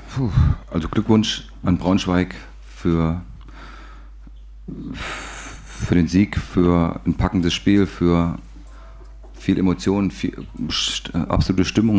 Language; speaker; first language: German; native; German